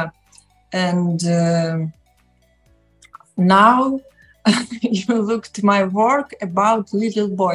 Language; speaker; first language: English; non-native, learner; Russian